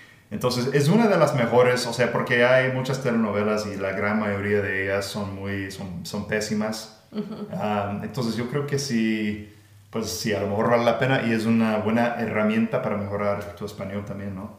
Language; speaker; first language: Spanish; non-native, fluent; English